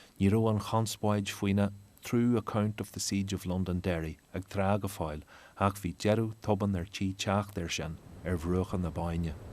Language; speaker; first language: Irish; native; Irish